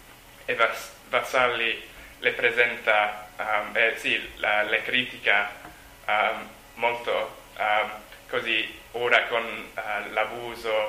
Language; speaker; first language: Italian; non-native, learner; English